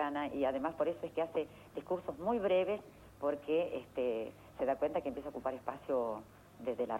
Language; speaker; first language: Spanish; native; Spanish